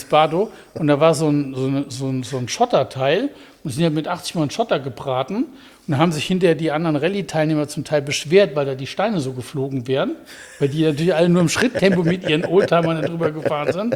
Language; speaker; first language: German; native; German